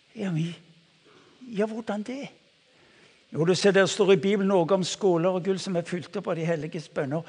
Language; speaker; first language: Norwegian; native; Norwegian